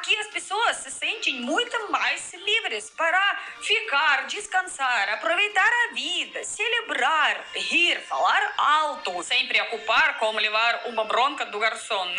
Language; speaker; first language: Portuguese; non-native, fluent; Russian